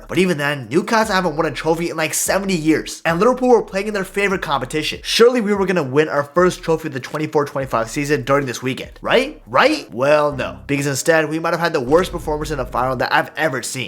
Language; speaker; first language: English; native; English